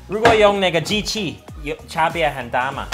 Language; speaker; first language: Chinese; non-native, learner; English